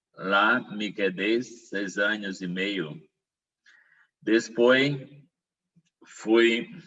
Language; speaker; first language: Portuguese; non-native, learner; Spanish